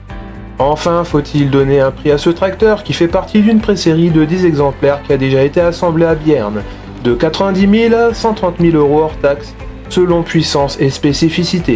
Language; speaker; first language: French; native; French